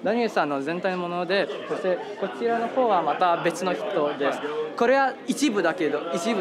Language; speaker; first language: Japanese; non-native, fluent; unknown